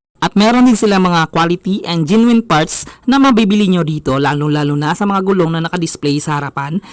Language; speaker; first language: Filipino; non-native, local second language; Cebuano